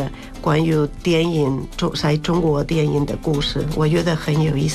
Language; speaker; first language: Chinese; non-native, learner; Spanish